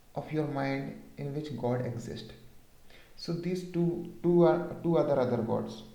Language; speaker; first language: English; non-native, local second language; Hindi